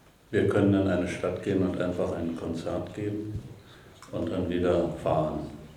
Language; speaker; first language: German; native; German